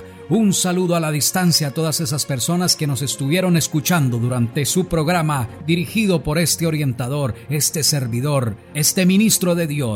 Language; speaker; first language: Spanish; native; Spanish